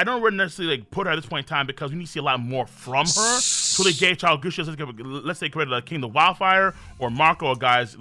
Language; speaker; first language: English; native; English